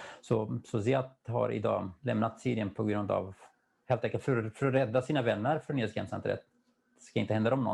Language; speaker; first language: Swedish; non-native, fluent; Kurdish